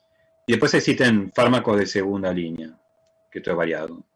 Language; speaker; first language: Spanish; native; Spanish